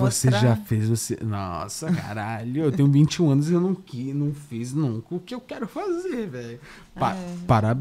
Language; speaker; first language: Portuguese; native; Portuguese